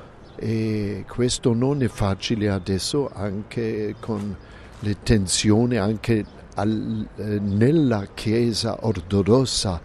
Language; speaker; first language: Italian; non-native, fluent; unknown